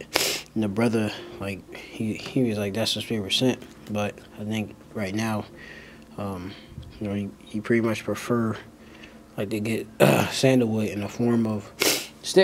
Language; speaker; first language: English; native; English